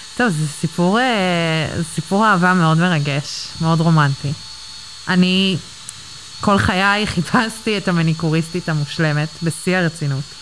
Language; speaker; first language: Hebrew; early bilingual, other home language; English